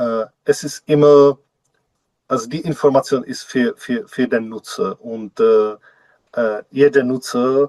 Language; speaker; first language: German; non-native, learner; Czech